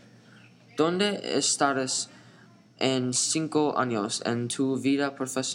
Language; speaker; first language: Spanish; non-native, learner; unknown